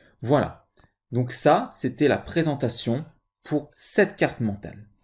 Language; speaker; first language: French; native; French